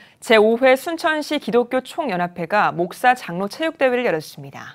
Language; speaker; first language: Korean; native; Korean